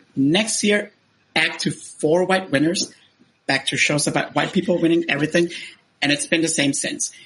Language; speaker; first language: English; non-native, fluent; Spanish